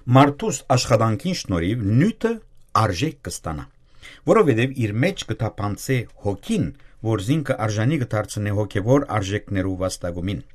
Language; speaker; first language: Armenian; native; Armenian